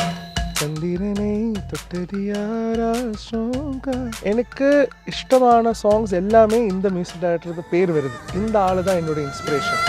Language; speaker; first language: Tamil; non-native, learner; Malayalam